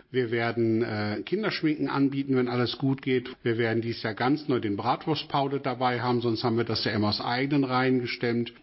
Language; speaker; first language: German; native; German